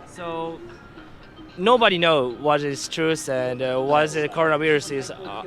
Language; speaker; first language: English; non-native, learner; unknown